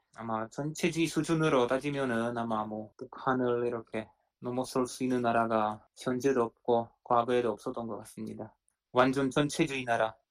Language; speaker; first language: Korean; non-native, fluent; Czech